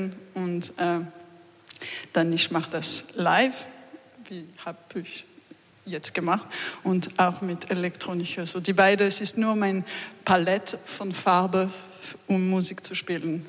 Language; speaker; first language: German; non-native, learner; French